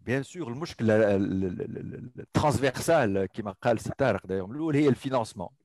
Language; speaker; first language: French; non-native, local second language; Arabic